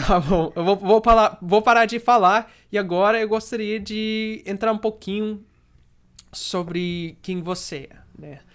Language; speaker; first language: Portuguese; non-native, fluent; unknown